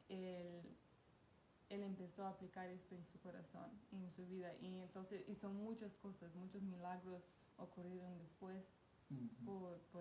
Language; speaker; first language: Spanish; non-native, fluent; Portuguese